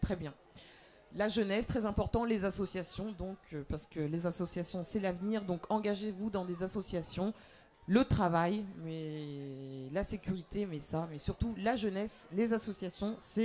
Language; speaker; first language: French; native; French